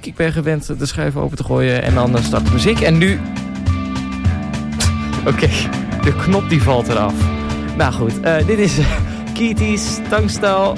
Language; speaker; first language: Dutch; native; Dutch